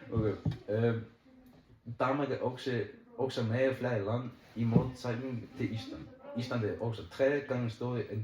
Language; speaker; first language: Danish; non-native, learner; Icelandic